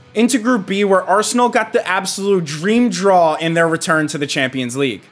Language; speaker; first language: English; native; English